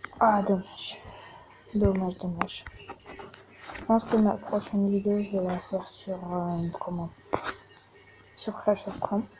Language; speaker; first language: French; native; French